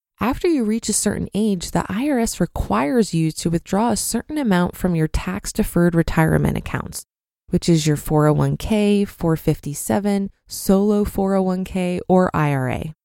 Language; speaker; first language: English; native; English